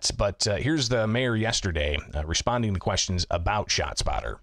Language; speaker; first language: English; native; English